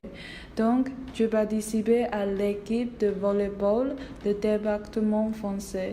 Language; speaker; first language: French; non-native, learner; Chinese